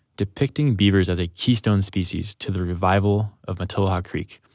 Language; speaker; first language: English; native; English